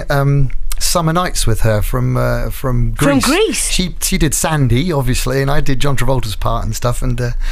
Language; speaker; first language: English; native; English